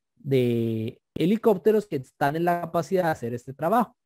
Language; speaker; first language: Spanish; native; Spanish